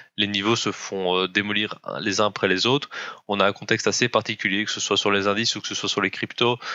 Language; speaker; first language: French; native; French